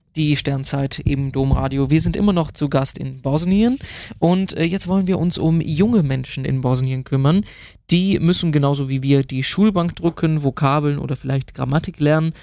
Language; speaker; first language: German; native; German